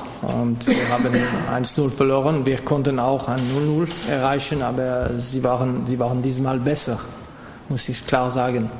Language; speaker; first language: German; non-native, fluent; French